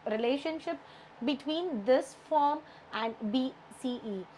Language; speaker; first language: English; non-native, local second language; Tamil